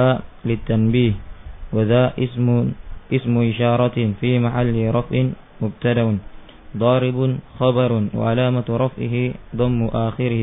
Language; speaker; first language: Arabic; non-native, fluent; Indonesian